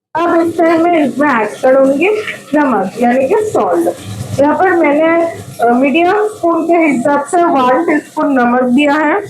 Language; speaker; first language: Hindi; non-native, local second language; Bangla